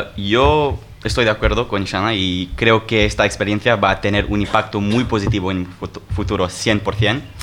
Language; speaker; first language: Spanish; non-native, learner; English